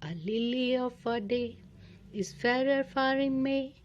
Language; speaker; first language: English; non-native, local second language; Punjabi